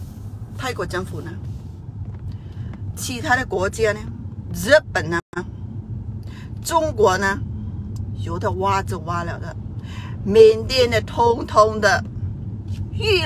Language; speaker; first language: Chinese; non-native, fluent; Burmese